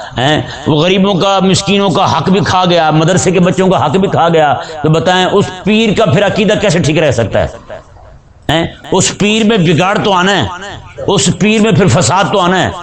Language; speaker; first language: Urdu; native; Urdu